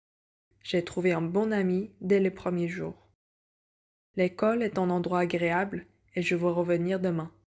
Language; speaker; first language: French; non-native, fluent; Korean